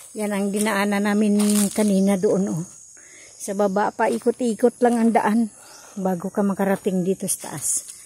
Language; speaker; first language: Filipino; non-native, local second language; Cebuano